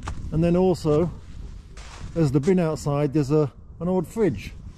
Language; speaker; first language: English; native; English